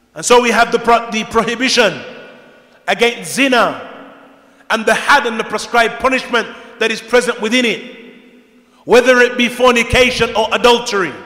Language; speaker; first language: English; native; English